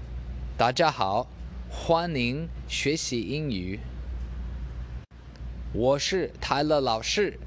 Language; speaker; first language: Chinese; non-native, learner; English